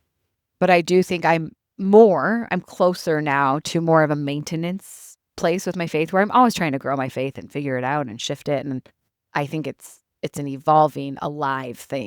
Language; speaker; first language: English; native; English